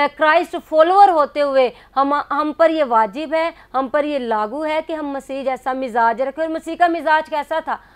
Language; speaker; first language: Urdu; non-native, local second language; Punjabi